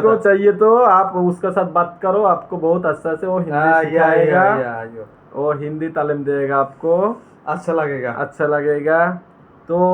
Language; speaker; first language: Hindi; non-native, learner; Bangla